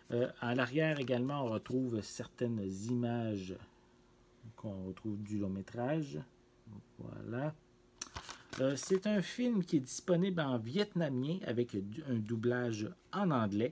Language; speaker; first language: French; native; French